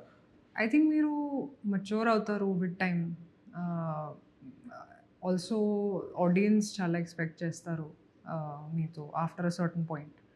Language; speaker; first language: Telugu; non-native, fluent; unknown